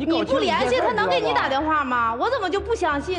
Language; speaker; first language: Chinese; native; Chinese